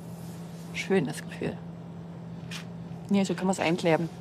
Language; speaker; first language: German; native; German